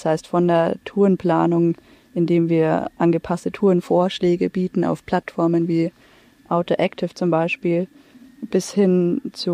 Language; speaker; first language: German; native; German